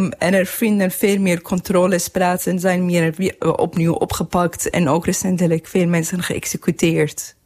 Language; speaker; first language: Dutch; non-native, fluent; Persian